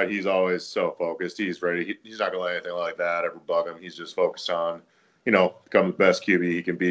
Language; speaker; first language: English; native; English